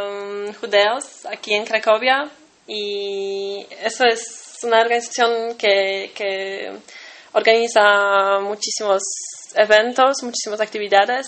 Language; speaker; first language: Spanish; non-native, fluent; Polish